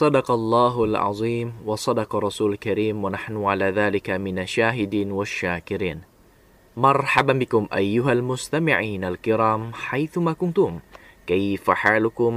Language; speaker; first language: Arabic; non-native, fluent; Indonesian